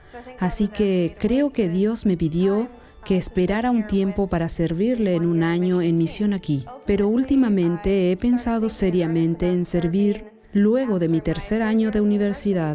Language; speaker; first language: Spanish; non-native, fluent; English